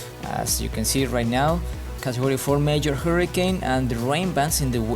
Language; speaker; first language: English; non-native, fluent; Spanish